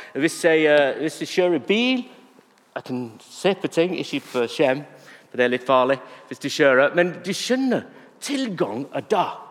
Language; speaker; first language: Norwegian; non-native, fluent; English